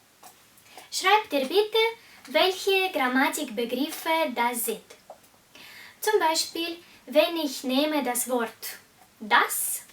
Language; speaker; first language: German; non-native, fluent; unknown